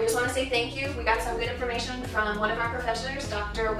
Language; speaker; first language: English; native; English